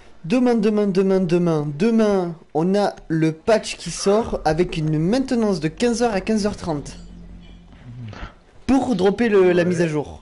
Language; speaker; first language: French; native; French